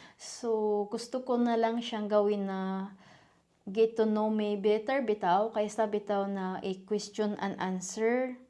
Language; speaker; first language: Filipino; non-native, local second language; Cebuano